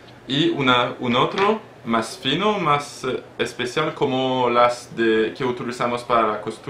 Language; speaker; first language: Spanish; non-native, learner; French